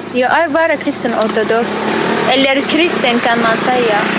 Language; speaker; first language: Swedish; non-native, learner; Arabic